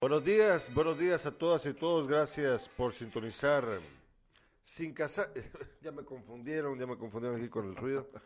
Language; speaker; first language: Spanish; native; Spanish